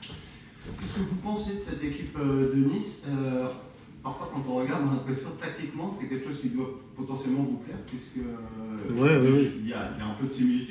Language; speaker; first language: French; native; French